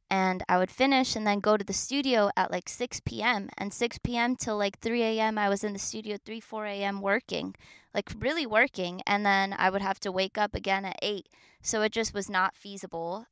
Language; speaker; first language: English; native; English